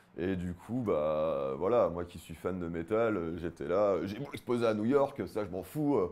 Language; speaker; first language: French; native; French